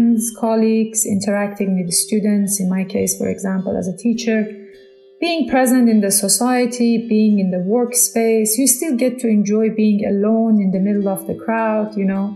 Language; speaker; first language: English; non-native, fluent; Persian